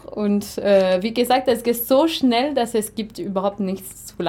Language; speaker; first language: German; non-native, fluent; French